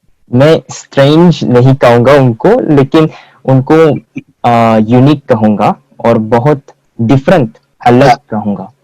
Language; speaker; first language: Hindi; non-native, fluent; Korean